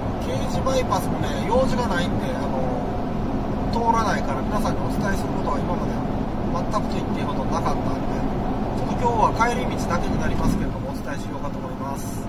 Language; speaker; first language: Japanese; native; Japanese